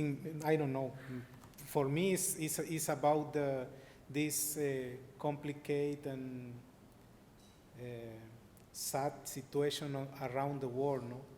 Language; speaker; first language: English; non-native, learner; Spanish